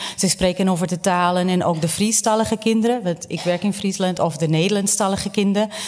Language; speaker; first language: Dutch; non-native, fluent; Portuguese